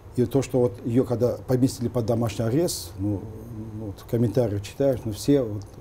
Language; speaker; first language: Russian; non-native, local second language; Uzbek